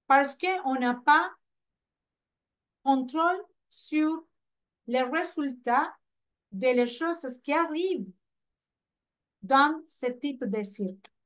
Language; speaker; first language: French; non-native, fluent; Spanish